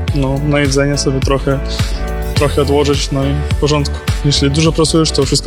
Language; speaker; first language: Polish; non-native, learner; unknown